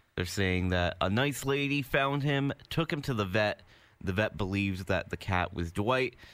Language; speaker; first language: English; native; English